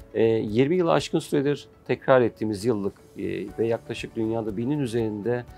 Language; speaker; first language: Turkish; native; Turkish